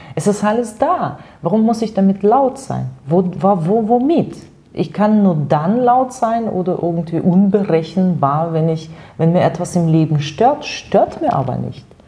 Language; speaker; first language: German; non-native, fluent; Russian